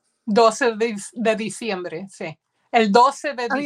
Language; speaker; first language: Spanish; early bilingual, heritage; Spanish